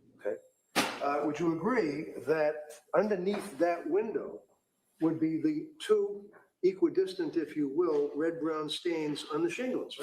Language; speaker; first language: English; native; English